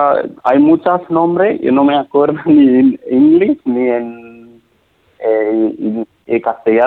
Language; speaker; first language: Spanish; non-native, learner; Nepali